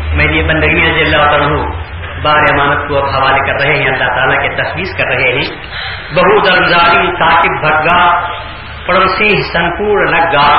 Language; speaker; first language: Urdu; native; Urdu